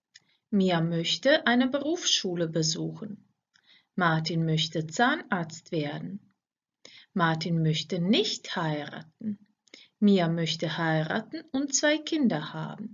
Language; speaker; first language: German; non-native, fluent; Croatian